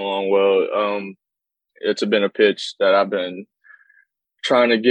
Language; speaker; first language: English; native; English